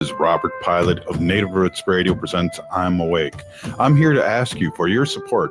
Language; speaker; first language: English; native; English